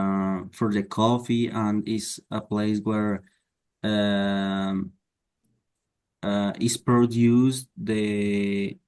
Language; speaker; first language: English; non-native, learner; Spanish